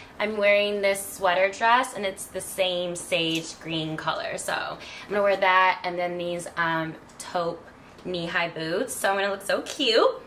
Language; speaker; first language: English; native; English